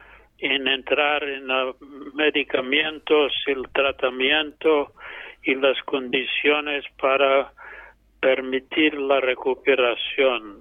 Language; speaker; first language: Spanish; non-native, fluent; English